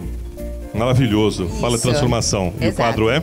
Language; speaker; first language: Portuguese; native; Portuguese